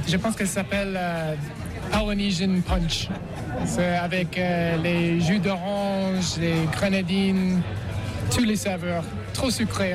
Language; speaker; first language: French; non-native, fluent; English